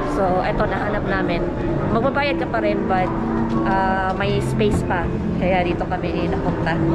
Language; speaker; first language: Filipino; non-native, local second language; Iloko